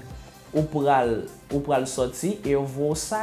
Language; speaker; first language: Portuguese; non-native, learner; Haitian Creole